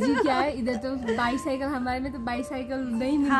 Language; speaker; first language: Hindi; non-native, learner; Nepali